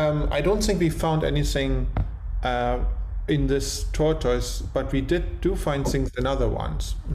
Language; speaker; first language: English; non-native, fluent; German